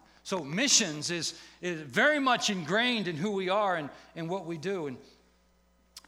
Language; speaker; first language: English; native; English